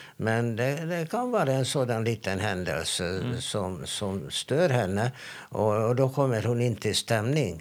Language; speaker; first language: Swedish; non-native, fluent; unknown